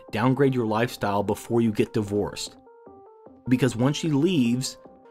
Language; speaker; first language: English; native; English